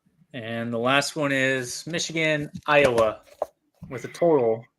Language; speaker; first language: English; native; English